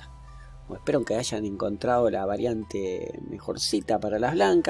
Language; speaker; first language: Spanish; native; Spanish